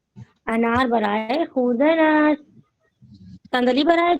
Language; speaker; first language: Persian; non-native, learner; Urdu